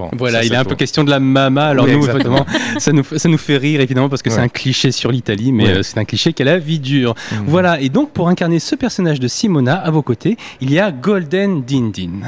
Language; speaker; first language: French; native; French